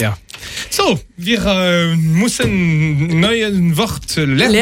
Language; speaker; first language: German; non-native, learner; French